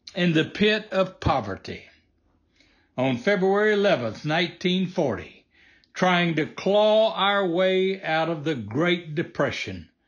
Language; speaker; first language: English; native; English